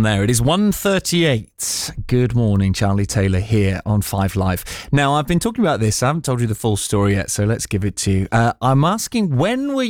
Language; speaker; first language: English; native; English